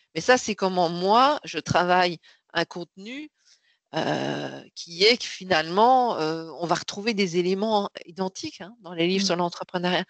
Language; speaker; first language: French; native; French